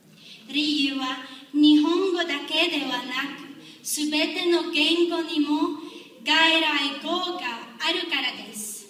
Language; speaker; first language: Japanese; non-native, learner; Spanish